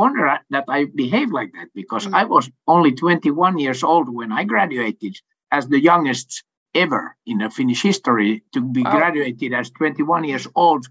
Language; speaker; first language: English; non-native, fluent; Swedish